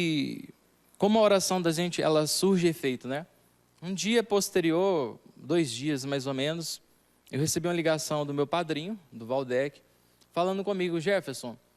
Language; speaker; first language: Portuguese; native; Portuguese